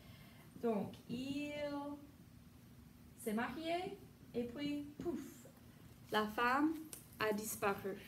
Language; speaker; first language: French; non-native, fluent; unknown